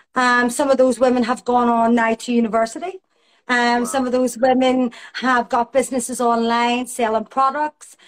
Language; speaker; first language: English; native; English